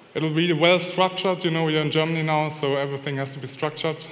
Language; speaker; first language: English; non-native, fluent; German